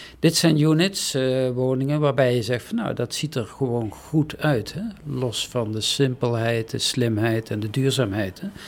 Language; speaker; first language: Dutch; native; Dutch